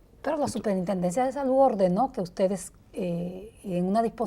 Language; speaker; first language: Spanish; native; Spanish